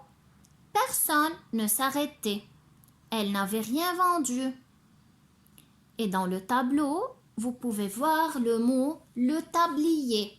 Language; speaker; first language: French; non-native, local second language; Arabic